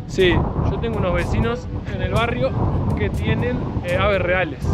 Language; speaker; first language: Spanish; native; Spanish